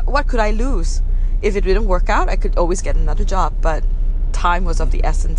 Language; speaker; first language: English; non-native, local second language; Min Nan Chinese